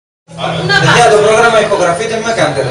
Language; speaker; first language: Greek; native; Greek